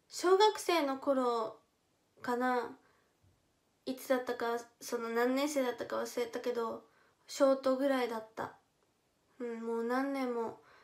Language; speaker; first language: Japanese; native; Japanese